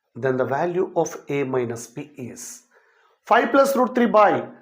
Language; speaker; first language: English; non-native, local second language; Telugu